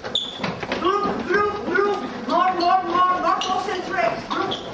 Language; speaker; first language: English; non-native, learner; Portuguese